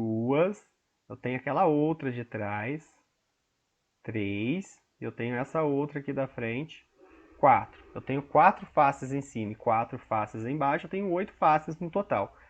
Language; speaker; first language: Portuguese; native; Portuguese